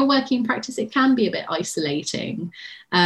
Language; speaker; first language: English; native; English